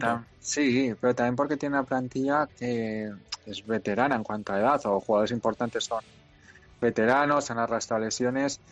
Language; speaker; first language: Spanish; native; Spanish